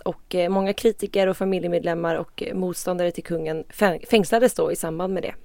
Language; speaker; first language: Swedish; native; Swedish